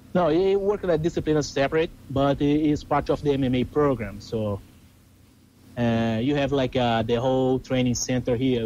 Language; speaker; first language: English; non-native, learner; Portuguese